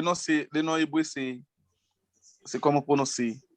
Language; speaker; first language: French; non-native, local second language; Haitian Creole